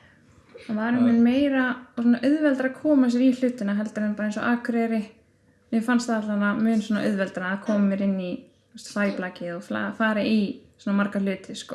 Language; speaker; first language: Icelandic; native; Icelandic